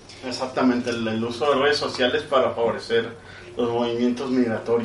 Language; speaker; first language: Spanish; native; Spanish